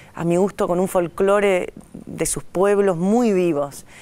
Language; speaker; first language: Spanish; native; Spanish